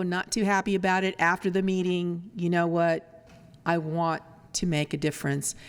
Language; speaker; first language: English; early bilingual, other home language; Spanish